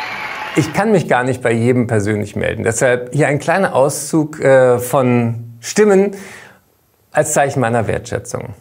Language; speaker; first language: German; native; German